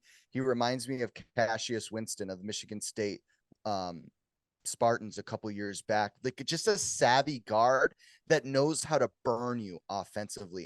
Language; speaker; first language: English; native; English